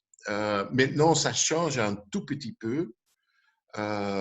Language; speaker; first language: French; non-native, local second language; Dutch